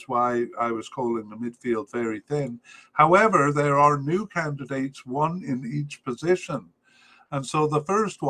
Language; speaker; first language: English; native; English